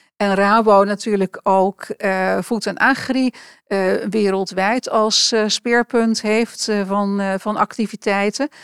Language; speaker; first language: Dutch; native; Dutch